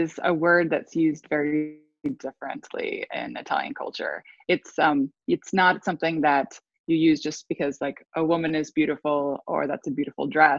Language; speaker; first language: English; native; English